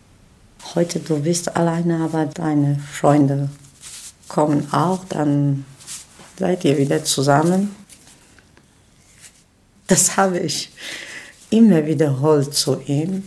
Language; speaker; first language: German; non-native, fluent; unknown